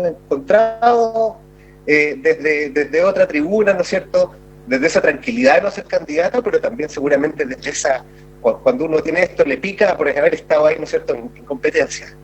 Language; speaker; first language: Spanish; native; Spanish